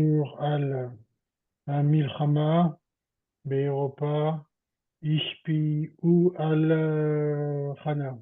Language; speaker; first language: Hebrew; non-native, learner; French